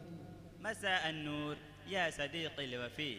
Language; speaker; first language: Arabic; non-native, fluent; Urdu